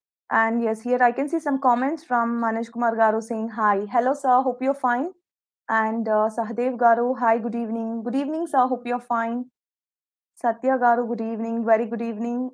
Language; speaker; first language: English; non-native, local second language; Telugu